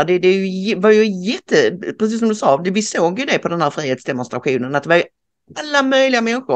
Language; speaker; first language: Swedish; native; Swedish